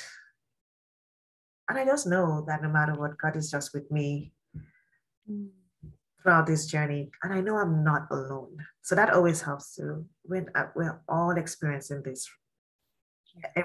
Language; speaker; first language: English; non-native, local second language; Yoruba